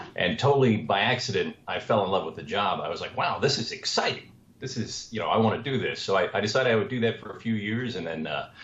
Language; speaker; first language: English; native; English